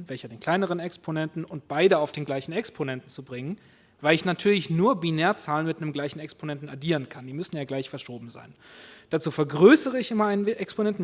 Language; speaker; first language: German; native; German